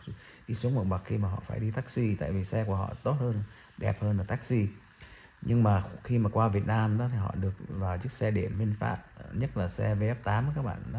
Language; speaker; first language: Vietnamese; early bilingual, heritage; Vietnamese